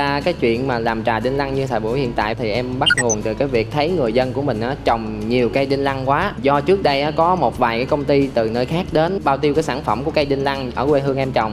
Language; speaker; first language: Vietnamese; native; Vietnamese